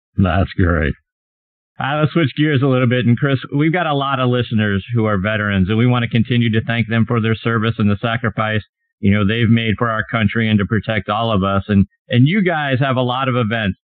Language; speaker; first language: English; native; English